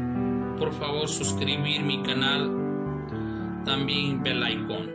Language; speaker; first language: Spanish; non-native, learner; Urdu